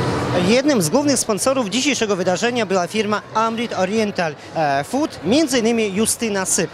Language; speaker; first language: Polish; native; Polish